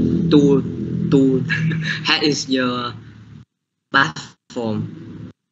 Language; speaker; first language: English; non-native, learner; Vietnamese